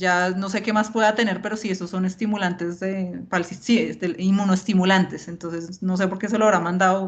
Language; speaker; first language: Spanish; native; Spanish